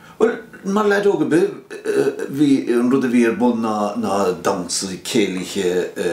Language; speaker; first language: Irish; native; Irish